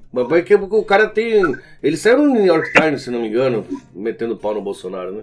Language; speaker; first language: Portuguese; early bilingual, other home language; Spanish